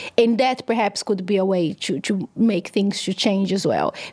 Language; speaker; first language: English; non-native, fluent; Portuguese